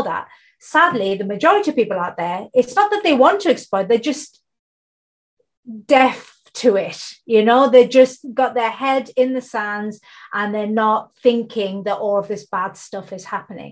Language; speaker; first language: English; native; English